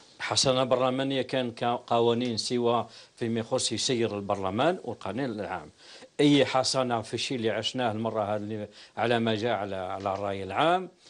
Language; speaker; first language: Arabic; native; Arabic